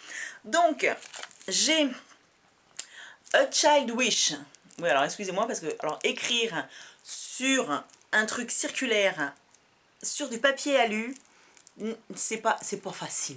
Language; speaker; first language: French; native; French